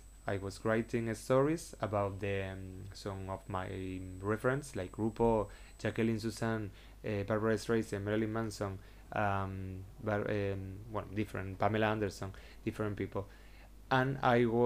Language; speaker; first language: English; non-native, fluent; Spanish